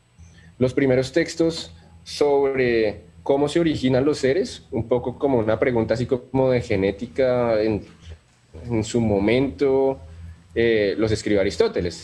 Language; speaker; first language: Spanish; native; Spanish